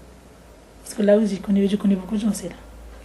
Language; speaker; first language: French; non-native, fluent; Arabic